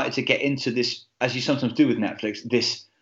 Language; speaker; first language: English; native; English